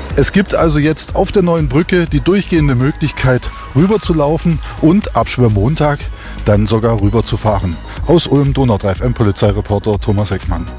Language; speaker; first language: German; native; German